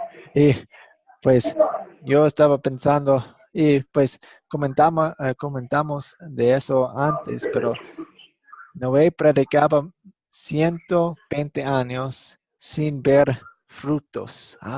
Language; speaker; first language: Spanish; non-native, fluent; English